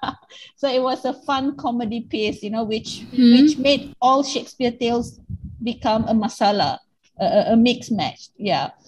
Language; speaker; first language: English; non-native, local second language; Malay